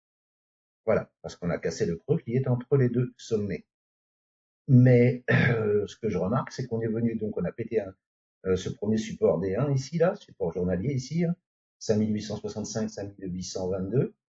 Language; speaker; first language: French; native; French